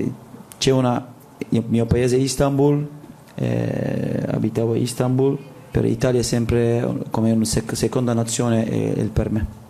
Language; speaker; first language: Italian; non-native, learner; Turkish